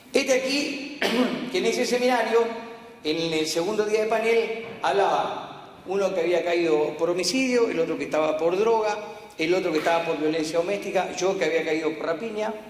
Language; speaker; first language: Spanish; native; Spanish